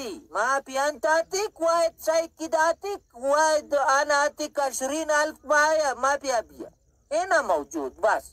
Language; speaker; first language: Arabic; non-native, learner; Pashto